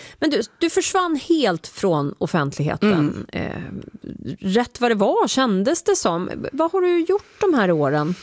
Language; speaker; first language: Swedish; native; Swedish